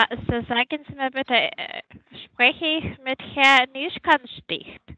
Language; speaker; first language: German; non-native, fluent; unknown